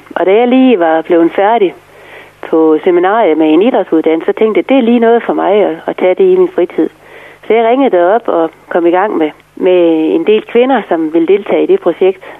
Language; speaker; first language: Danish; native; Danish